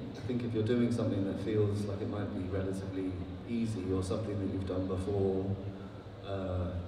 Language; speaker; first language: English; native; English